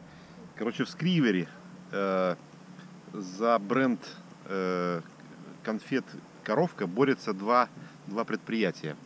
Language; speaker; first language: Russian; native; Russian